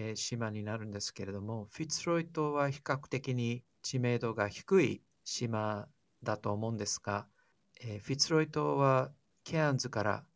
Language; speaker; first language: Japanese; non-native, fluent; English